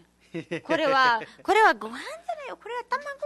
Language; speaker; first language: Japanese; non-native, learner; Nepali